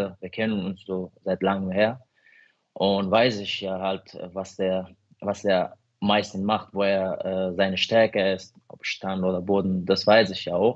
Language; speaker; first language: German; non-native, fluent; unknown